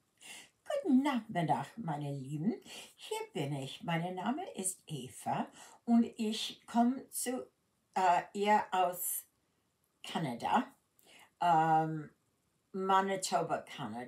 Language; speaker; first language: German; early bilingual, heritage; German